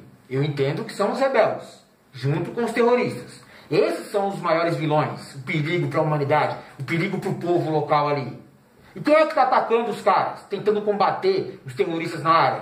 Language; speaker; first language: Portuguese; native; Portuguese